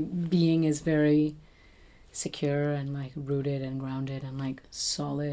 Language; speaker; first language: English; non-native, local second language; Bangla